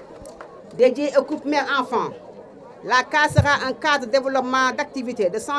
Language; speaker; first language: French; non-native, local second language; Wolof